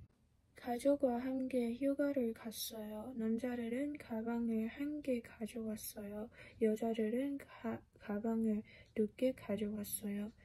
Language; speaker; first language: Korean; non-native, learner; Chinese